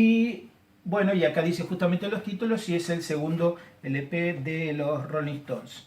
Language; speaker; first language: Spanish; native; Spanish